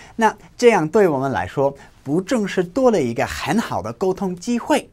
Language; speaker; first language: Chinese; non-native, fluent; English